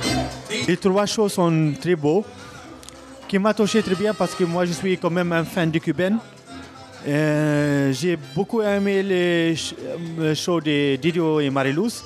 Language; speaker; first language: French; non-native, fluent; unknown